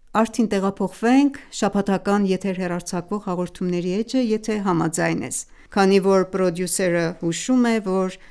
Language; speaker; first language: Armenian; early bilingual, heritage; Armenian